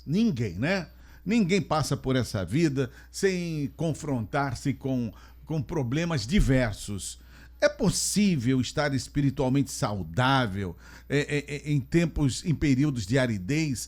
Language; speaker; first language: Portuguese; native; Portuguese